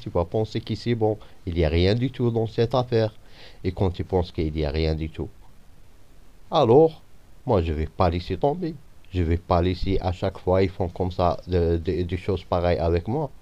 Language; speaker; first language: French; non-native, fluent; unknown